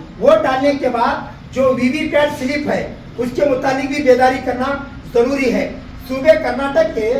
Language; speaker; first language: Hindi; non-native, local second language; Urdu